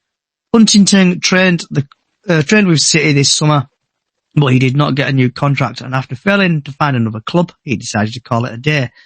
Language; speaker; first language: English; native; English